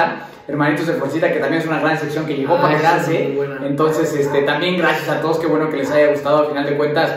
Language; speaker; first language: Spanish; native; Spanish